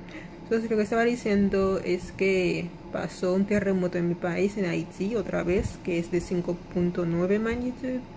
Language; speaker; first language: Spanish; non-native, fluent; Haitian Creole